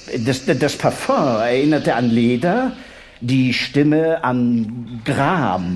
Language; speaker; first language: German; native; German